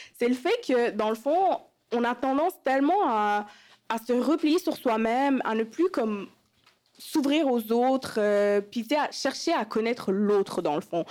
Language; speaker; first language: French; early bilingual, other home language; Wolof